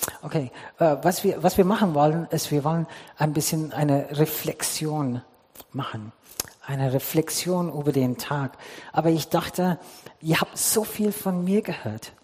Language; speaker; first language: German; non-native, fluent; English